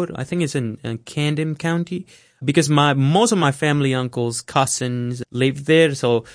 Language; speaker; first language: English; non-native, fluent; Spanish